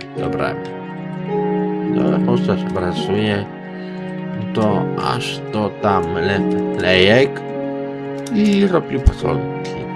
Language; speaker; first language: Polish; non-native, learner; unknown